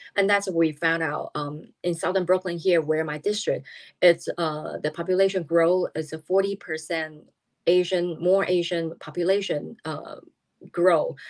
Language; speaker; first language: English; non-native, fluent; Chinese